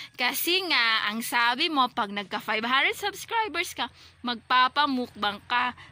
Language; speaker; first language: Filipino; non-native, local second language; Waray